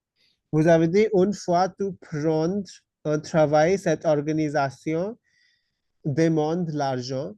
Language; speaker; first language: French; non-native, fluent; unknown